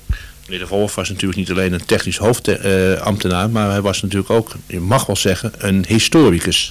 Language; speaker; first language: Dutch; native; Dutch